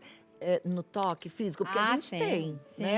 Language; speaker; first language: Portuguese; native; Portuguese